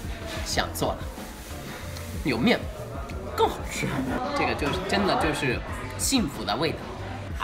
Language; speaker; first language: Chinese; non-native, fluent; English